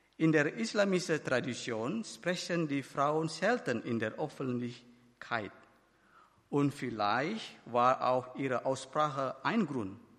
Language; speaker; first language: German; non-native, fluent; Batak Toba